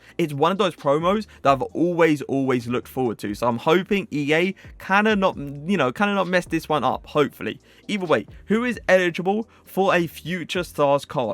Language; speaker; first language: English; native; English